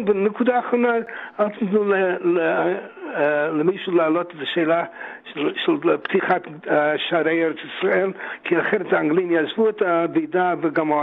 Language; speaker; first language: Hebrew; non-native, fluent; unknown